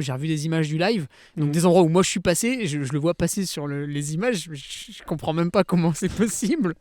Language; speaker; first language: French; native; French